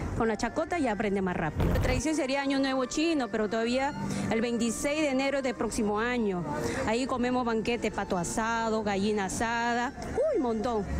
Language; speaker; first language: Spanish; early bilingual, other home language; Chinese